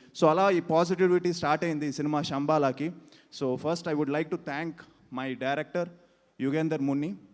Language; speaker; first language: Telugu; native; Telugu